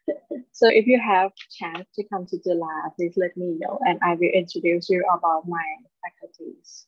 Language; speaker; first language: English; non-native, learner; Thai